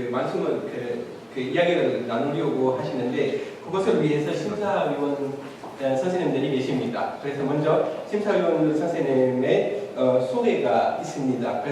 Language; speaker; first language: Korean; non-native, fluent; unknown